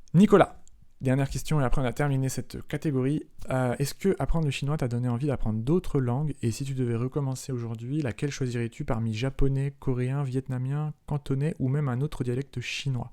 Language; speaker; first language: French; native; French